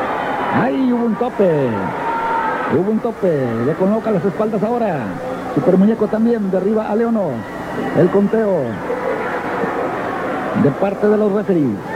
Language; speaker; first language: Spanish; native; Spanish